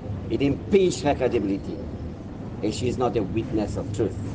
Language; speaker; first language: English; non-native, local second language; Morisyen